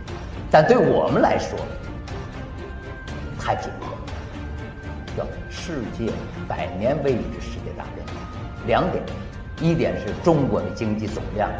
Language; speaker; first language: Chinese; native; Chinese